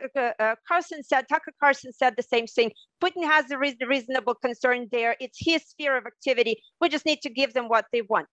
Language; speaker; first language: English; non-native, fluent; Russian